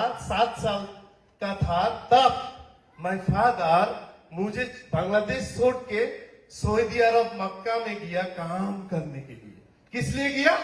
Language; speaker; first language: Hindi; non-native, learner; Bangla